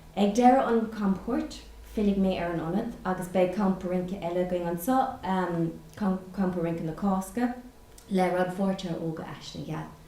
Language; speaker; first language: Irish; non-native, local second language; English